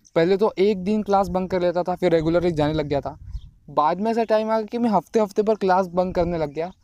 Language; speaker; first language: Hindi; non-native, local second language; Marathi